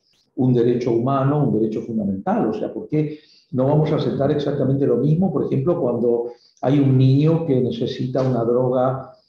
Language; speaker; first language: Spanish; native; Spanish